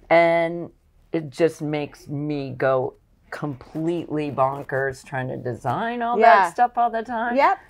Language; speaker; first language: English; native; English